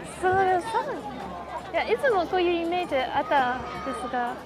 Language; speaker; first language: Japanese; non-native, fluent; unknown